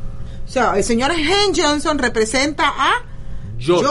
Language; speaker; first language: Spanish; native; Spanish